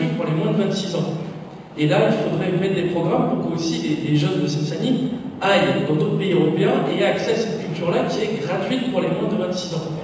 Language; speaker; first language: French; native; French